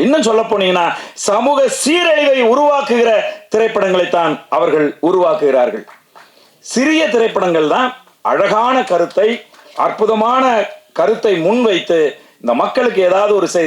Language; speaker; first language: Tamil; native; Tamil